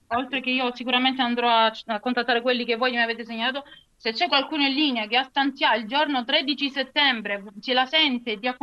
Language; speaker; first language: Italian; native; Italian